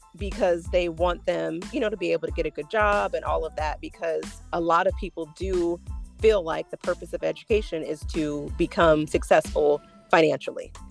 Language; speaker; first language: English; native; English